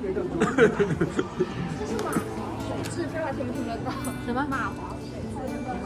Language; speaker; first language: Chinese; native; Chinese